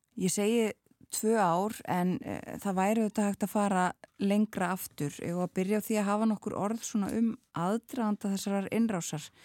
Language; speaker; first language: Icelandic; native; Icelandic